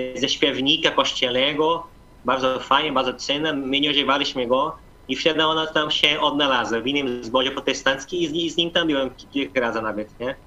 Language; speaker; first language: Polish; non-native, fluent; Portuguese